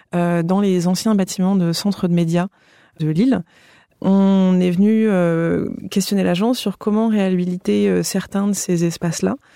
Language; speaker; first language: French; native; French